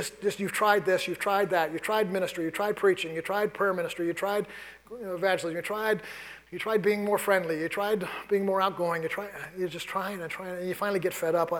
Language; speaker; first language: English; native; English